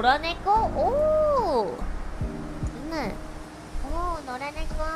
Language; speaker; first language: Japanese; non-native, learner; Chinese